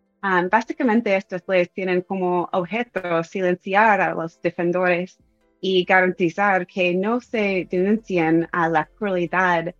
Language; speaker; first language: Spanish; non-native, fluent; English